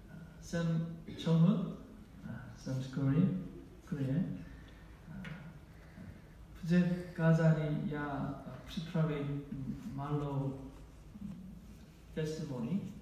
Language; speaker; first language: Czech; non-native, learner; Korean